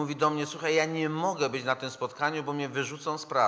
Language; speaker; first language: Polish; native; Polish